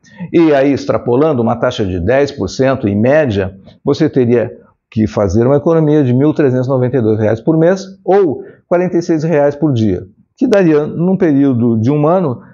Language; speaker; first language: Portuguese; native; Portuguese